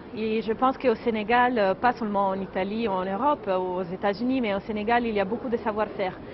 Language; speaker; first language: French; non-native, fluent; Italian